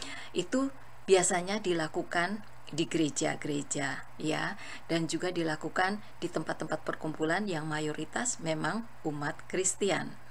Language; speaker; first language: Indonesian; native; Indonesian